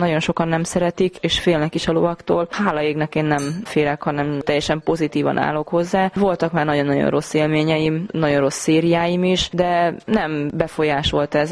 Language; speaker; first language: Hungarian; native; Hungarian